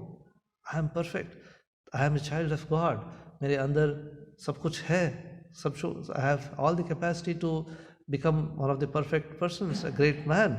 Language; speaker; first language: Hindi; non-native, local second language; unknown